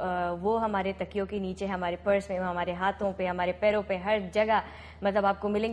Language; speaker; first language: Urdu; non-native, local second language; Pashto